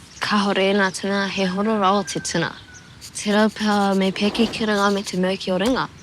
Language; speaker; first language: Māori; native; Māori